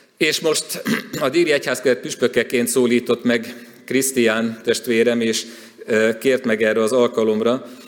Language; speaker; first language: Hungarian; native; Hungarian